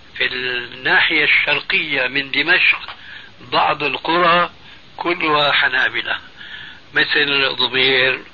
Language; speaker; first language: Arabic; early bilingual, other home language; Albanian